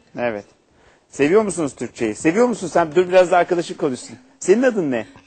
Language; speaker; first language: Turkish; native; Turkish